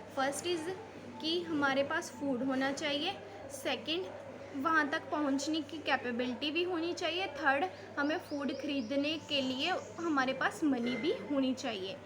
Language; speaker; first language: Hindi; native; Hindi